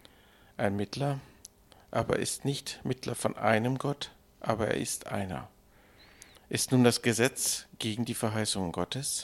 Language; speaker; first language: German; native; German